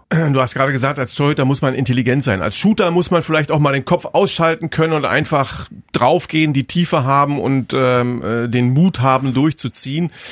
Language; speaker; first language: German; native; German